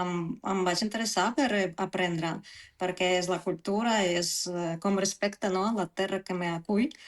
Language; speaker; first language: Catalan; non-native, fluent; Russian